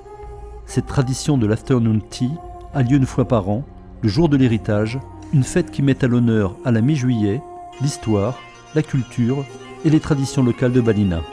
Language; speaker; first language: French; native; French